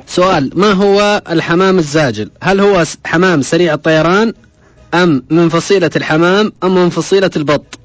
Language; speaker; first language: Arabic; native; Arabic